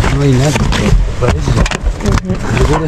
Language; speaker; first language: Spanish; native; Spanish